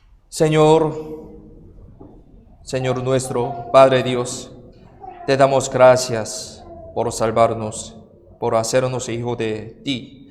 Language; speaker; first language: Spanish; non-native, fluent; Korean